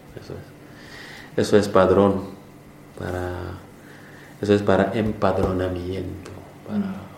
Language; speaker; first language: Spanish; non-native, learner; Wolof